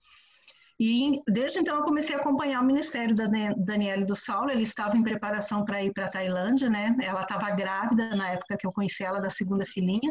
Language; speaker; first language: Portuguese; native; Portuguese